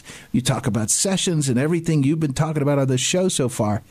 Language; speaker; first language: English; native; English